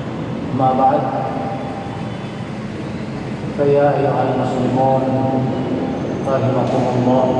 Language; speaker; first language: Arabic; non-native, fluent; Indonesian